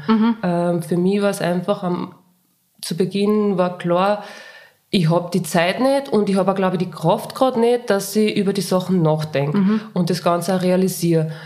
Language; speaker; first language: German; native; German